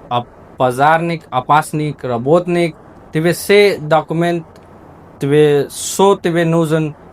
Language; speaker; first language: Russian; non-native, learner; Hindi